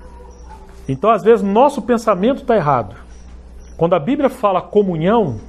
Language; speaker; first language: Portuguese; native; Portuguese